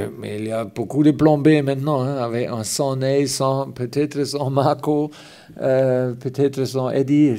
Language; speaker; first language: French; non-native, fluent; German